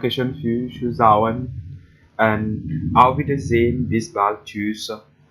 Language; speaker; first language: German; non-native, learner; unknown